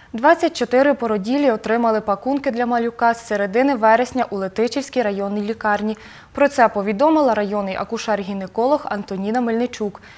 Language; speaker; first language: Ukrainian; native; Ukrainian